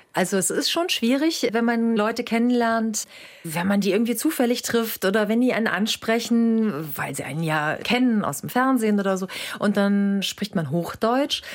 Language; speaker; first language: German; native; German